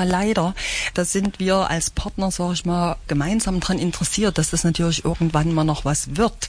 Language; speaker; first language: German; native; German